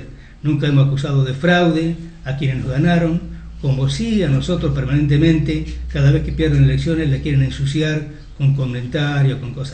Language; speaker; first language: Spanish; native; Spanish